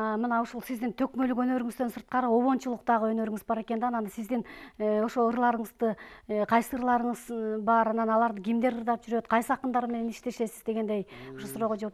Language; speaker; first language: Kyrgyz; native; Kyrgyz